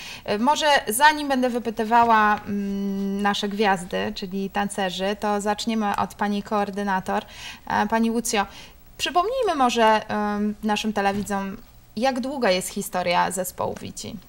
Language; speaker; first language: Polish; native; Polish